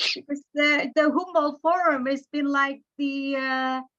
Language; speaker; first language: English; non-native, fluent; Indonesian